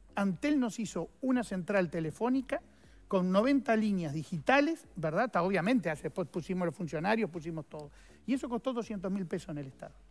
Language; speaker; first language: Spanish; native; Spanish